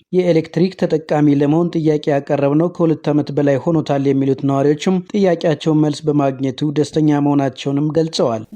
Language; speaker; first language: Amharic; native; Amharic